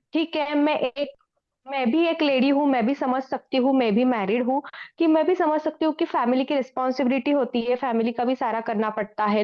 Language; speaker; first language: Hindi; non-native, local second language; Marathi